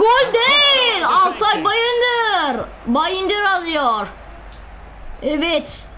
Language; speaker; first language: Turkish; non-native, learner; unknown